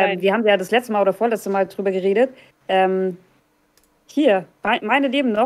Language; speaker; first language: German; native; German